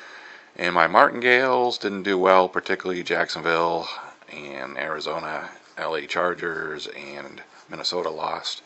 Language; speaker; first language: English; native; English